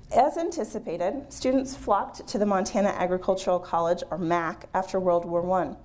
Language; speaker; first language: English; native; English